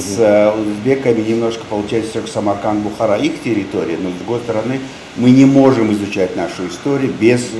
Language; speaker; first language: Russian; non-native, local second language; Tajik